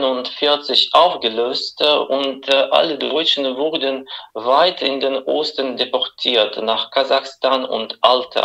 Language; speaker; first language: German; non-native, fluent; Russian